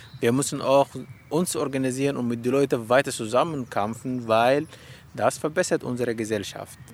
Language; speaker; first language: German; non-native, learner; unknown